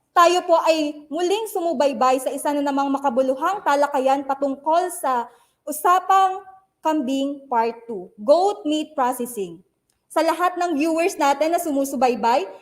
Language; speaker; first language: Filipino; native; Filipino